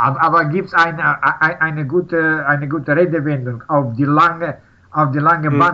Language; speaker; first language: German; non-native, learner; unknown